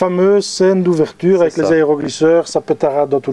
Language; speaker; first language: French; native; French